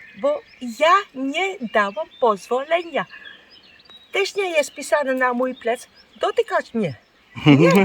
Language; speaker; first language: Polish; non-native, learner; Dutch